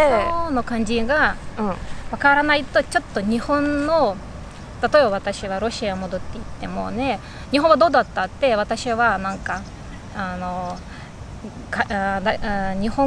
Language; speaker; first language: Japanese; non-native, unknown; Bashkir